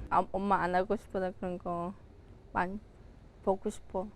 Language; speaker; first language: Korean; non-native, learner; Khmer